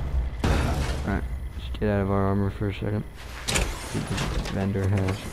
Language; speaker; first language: English; native; English